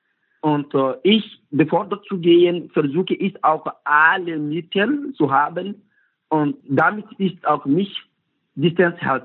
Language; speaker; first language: German; non-native, learner; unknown